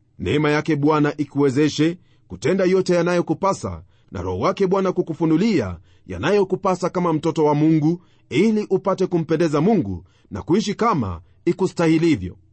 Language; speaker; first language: Swahili; non-native, local second language; Luyia